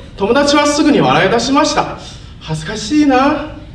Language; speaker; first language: Japanese; non-native, learner; Chinese